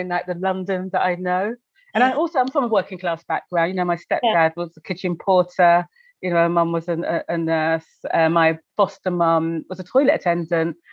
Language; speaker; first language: English; native; English